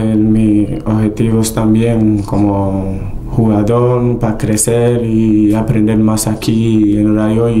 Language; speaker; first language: Spanish; non-native, learner; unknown